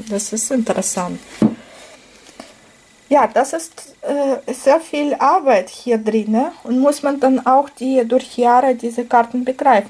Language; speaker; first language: German; non-native, fluent; Russian